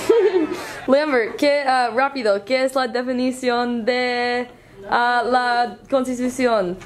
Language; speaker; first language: Spanish; non-native, learner; English